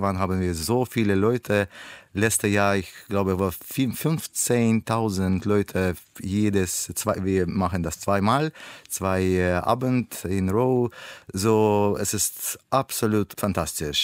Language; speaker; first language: German; non-native, learner; Russian